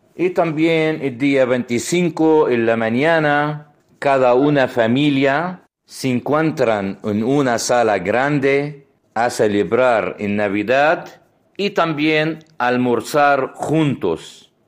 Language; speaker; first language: Spanish; non-native, fluent; Arabic